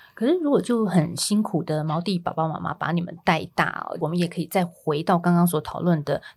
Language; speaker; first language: Chinese; native; Chinese